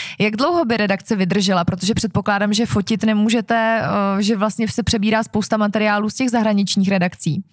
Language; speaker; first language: Czech; native; Czech